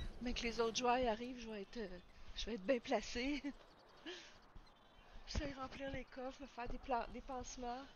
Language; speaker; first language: French; native; French